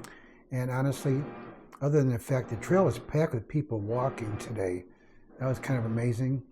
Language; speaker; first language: English; native; English